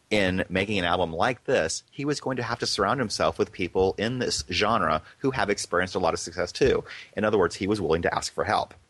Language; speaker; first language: English; native; English